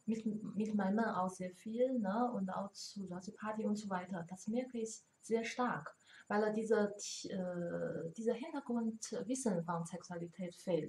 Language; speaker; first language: German; non-native, learner; Chinese